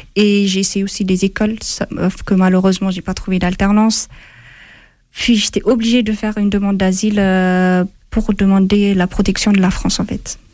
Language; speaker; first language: French; non-native, fluent; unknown